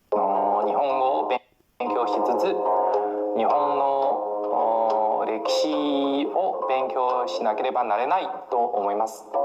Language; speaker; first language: Japanese; non-native, learner; Chinese